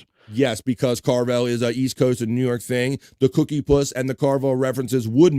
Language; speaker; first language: English; native; English